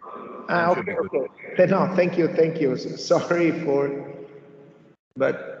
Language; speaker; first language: English; non-native, fluent; Italian